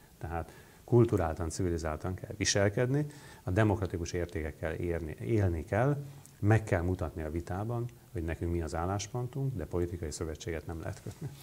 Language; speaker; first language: Hungarian; native; Hungarian